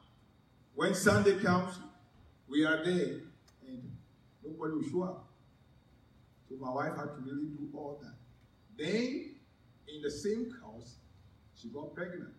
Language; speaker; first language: English; non-native, local second language; Ewe